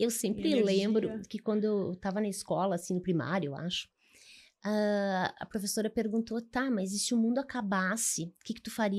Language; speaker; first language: Portuguese; native; Portuguese